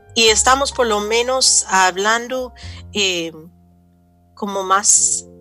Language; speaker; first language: Spanish; non-native, fluent; English